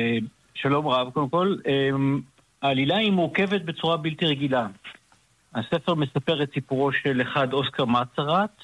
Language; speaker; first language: Hebrew; native; Hebrew